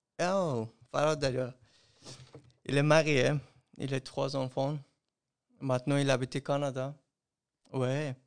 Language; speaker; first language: French; non-native, learner; Persian